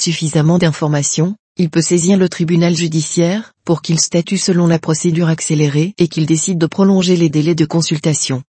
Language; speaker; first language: French; native; French